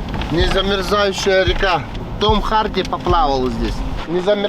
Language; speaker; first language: Russian; non-native, local second language; Yakut